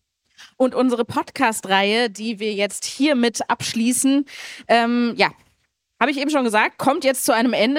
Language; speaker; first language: German; native; German